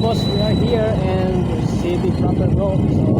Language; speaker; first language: English; non-native, learner; Cebuano